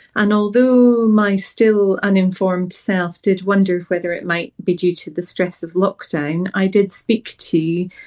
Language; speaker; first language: English; native; English